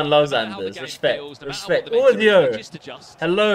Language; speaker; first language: English; native; English